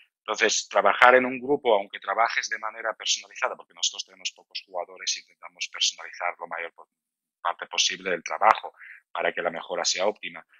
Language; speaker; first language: Spanish; non-native, fluent; Georgian